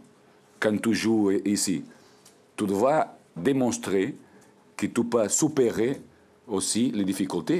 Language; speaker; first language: French; non-native, learner; Portuguese